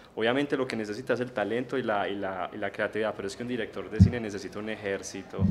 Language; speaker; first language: Spanish; native; Spanish